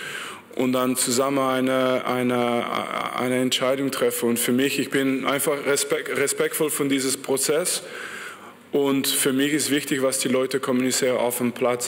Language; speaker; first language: German; non-native, fluent; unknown